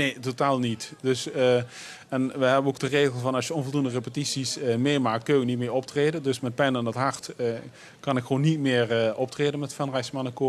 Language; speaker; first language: Dutch; native; Dutch